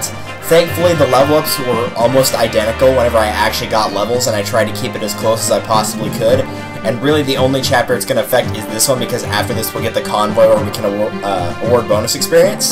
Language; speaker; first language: English; native; English